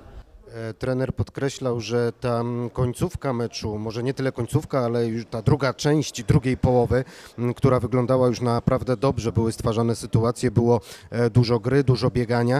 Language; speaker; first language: Polish; native; Polish